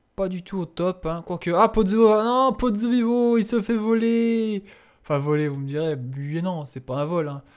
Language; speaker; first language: French; native; French